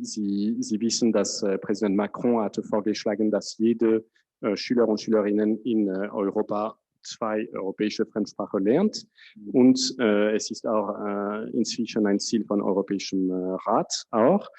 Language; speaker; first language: German; non-native, fluent; French